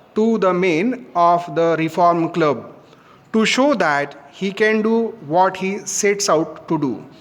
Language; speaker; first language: English; non-native, local second language; Marathi